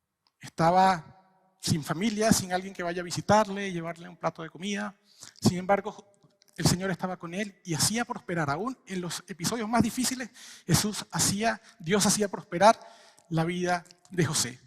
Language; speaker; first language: Spanish; native; Spanish